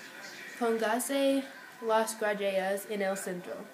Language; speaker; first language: Spanish; non-native, learner; English